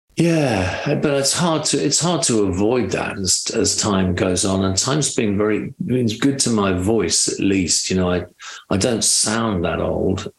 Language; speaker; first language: English; native; English